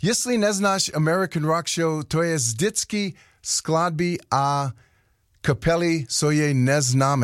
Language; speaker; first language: Czech; non-native, learner; English